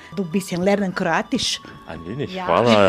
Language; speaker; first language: German; non-native, learner; Croatian